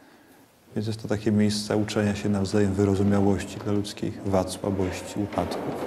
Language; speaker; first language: Polish; native; Polish